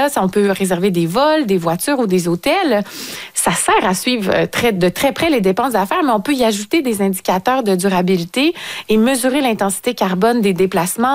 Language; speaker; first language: French; native; French